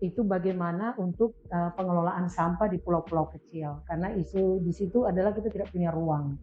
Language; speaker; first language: Indonesian; native; Indonesian